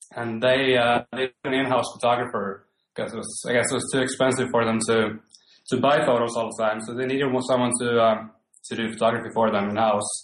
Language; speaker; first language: English; non-native, fluent; Finnish